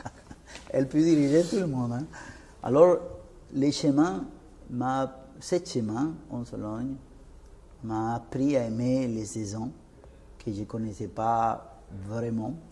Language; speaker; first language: French; non-native, fluent; Spanish